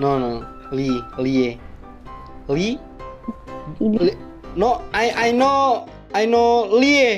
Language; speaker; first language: English; non-native, learner; Indonesian